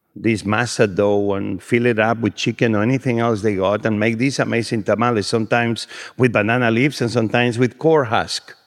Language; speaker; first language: English; non-native, fluent; Spanish